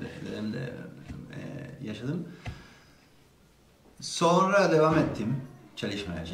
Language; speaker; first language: Turkish; non-native, learner; Spanish